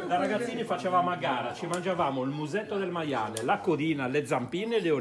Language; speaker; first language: Italian; native; Italian